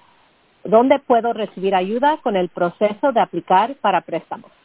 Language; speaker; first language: Spanish; early bilingual, heritage; Spanish